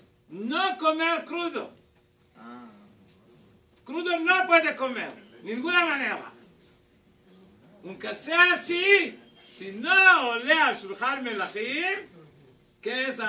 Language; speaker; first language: Spanish; non-native, learner; Hebrew